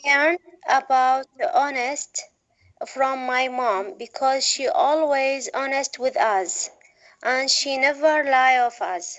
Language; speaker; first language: English; non-native, learner; Arabic